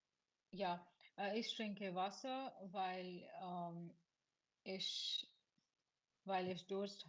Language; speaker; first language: German; non-native, learner; Urdu